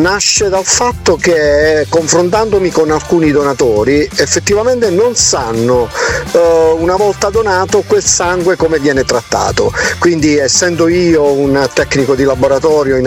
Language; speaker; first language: Italian; native; Italian